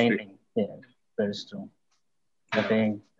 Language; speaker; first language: English; non-native, fluent; Indonesian